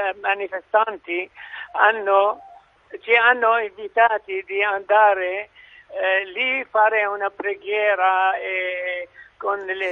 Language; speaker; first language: Italian; non-native, fluent; Arabic